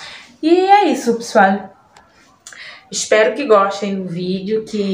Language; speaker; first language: Portuguese; non-native, local second language; Kabuverdianu